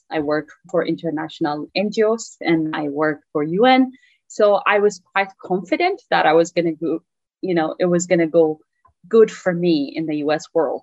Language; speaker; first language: English; non-native, fluent; Tigrinya